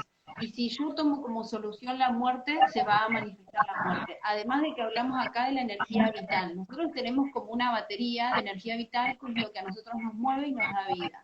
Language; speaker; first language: Spanish; native; Spanish